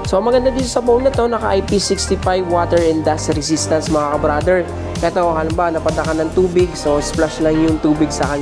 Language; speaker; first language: Filipino; native; Filipino